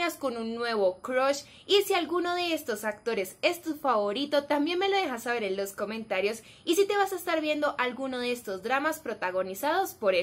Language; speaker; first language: Spanish; native; Spanish